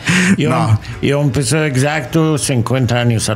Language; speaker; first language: Spanish; non-native, learner; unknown